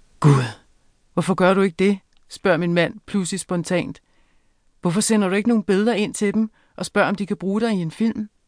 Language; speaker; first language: Danish; native; Danish